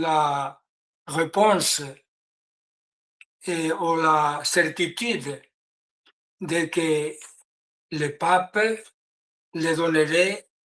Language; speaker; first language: French; non-native, learner; Spanish